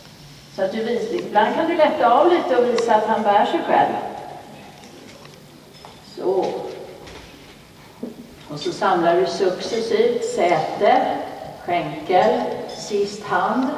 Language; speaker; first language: Swedish; native; Swedish